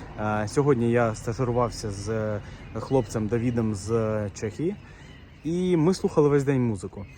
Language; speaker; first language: Ukrainian; non-native, local second language; Russian